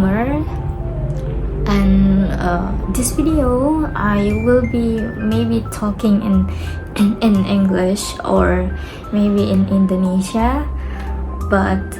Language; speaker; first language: English; non-native, learner; Indonesian